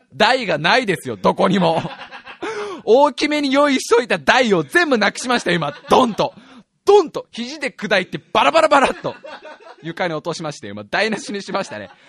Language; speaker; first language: Japanese; native; Japanese